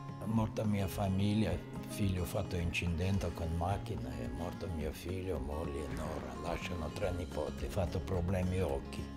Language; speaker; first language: Italian; non-native, learner; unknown